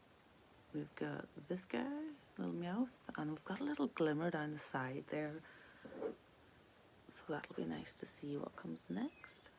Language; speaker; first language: English; native; English